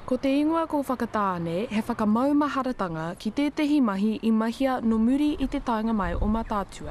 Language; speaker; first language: Māori; native; Māori